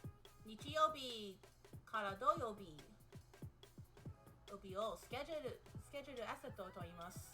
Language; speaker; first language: Japanese; non-native, learner; English